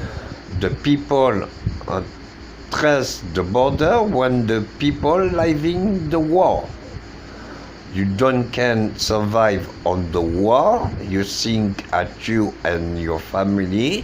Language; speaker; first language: English; non-native, learner; French